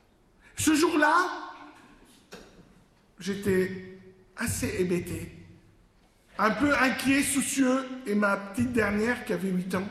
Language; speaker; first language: French; non-native, local second language; Arabic